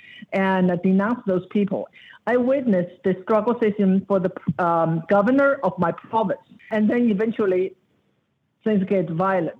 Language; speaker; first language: English; non-native, fluent; Chinese